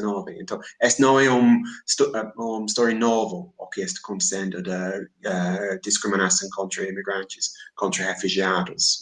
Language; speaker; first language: Portuguese; non-native, fluent; English